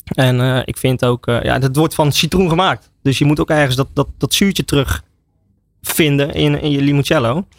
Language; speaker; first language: Dutch; native; Dutch